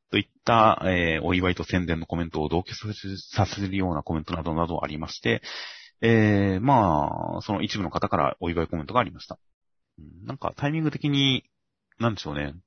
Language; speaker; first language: Japanese; native; Japanese